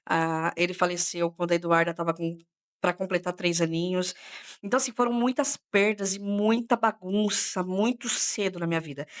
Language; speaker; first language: Portuguese; native; Portuguese